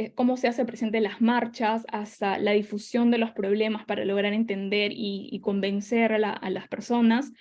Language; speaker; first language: Spanish; native; Spanish